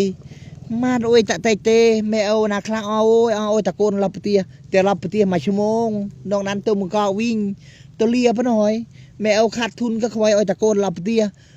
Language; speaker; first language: Khmer; native; Khmer